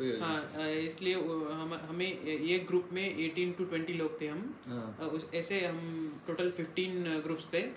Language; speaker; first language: Hindi; non-native, local second language; Kannada